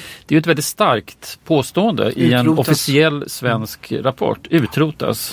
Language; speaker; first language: Swedish; native; Swedish